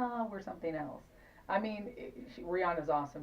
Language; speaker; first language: English; native; English